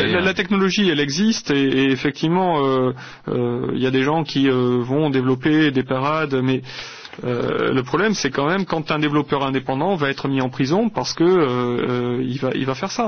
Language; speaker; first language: French; native; French